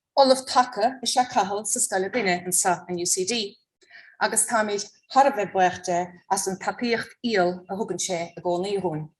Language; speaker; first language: Irish; native; Irish